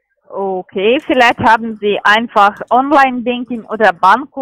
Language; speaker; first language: German; non-native, learner; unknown